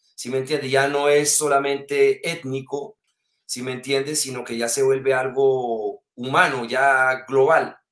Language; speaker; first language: Spanish; early bilingual, heritage; French